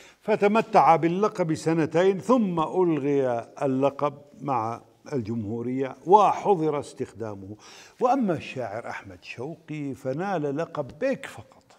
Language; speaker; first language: Arabic; native; Arabic